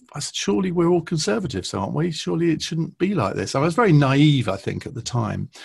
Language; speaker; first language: English; native; English